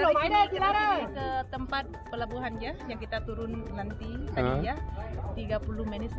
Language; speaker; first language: Indonesian; non-native, fluent; Vietnamese